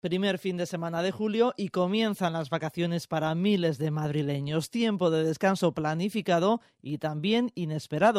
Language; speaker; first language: Spanish; native; Spanish